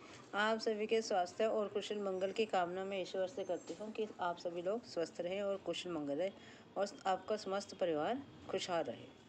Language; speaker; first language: Hindi; native; Hindi